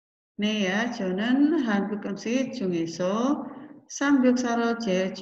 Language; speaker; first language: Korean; non-native, learner; Indonesian